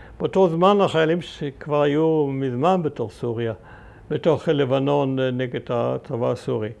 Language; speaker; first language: Hebrew; early bilingual, other home language; German